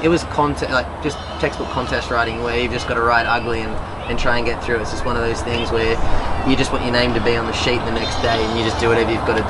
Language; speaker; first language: English; native; English